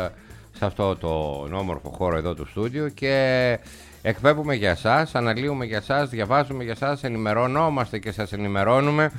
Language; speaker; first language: Greek; native; Greek